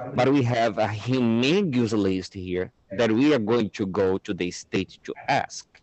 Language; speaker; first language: English; non-native, fluent; Portuguese